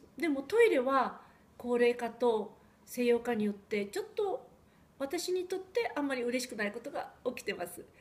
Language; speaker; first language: Japanese; early bilingual, heritage; Japanese